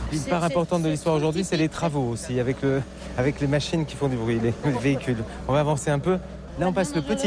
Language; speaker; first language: French; native; French